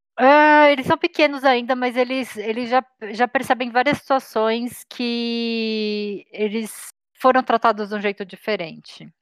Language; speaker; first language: Portuguese; native; Portuguese